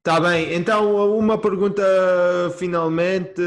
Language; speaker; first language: Portuguese; early bilingual, heritage; Portuguese